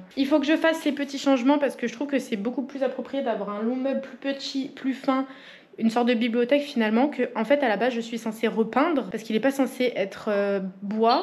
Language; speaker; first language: French; native; French